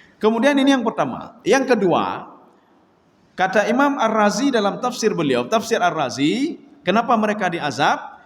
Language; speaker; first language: Malay; non-native, local second language; Achinese